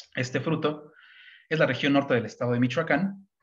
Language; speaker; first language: Spanish; native; Spanish